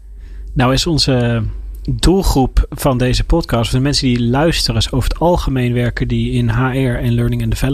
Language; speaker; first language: Dutch; native; Dutch